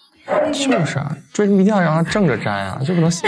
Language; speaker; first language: Chinese; native; Chinese